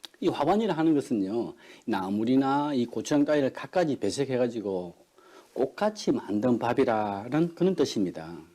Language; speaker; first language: Korean; native; Korean